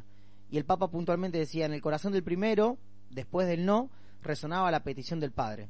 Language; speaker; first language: Spanish; native; Spanish